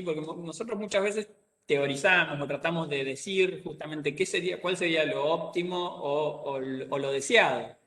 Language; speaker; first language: Spanish; native; Spanish